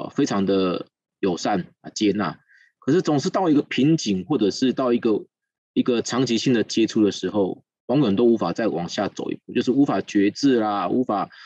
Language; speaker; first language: Chinese; native; Chinese